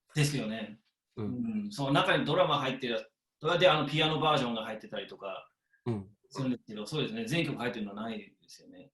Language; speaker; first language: Japanese; native; Japanese